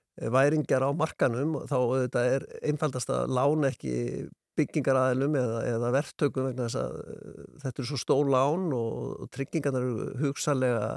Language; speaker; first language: Icelandic; native; Icelandic